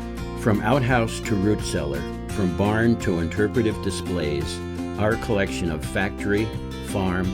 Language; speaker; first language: English; native; English